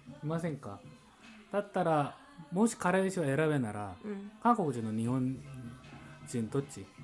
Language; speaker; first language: Japanese; non-native, fluent; Korean